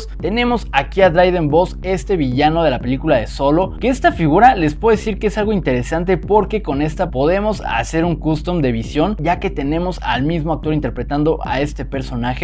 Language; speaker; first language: Spanish; native; Spanish